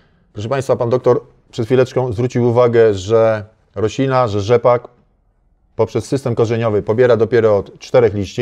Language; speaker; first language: Polish; native; Polish